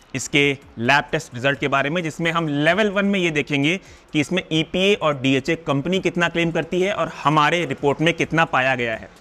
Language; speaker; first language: Hindi; non-native, local second language; Punjabi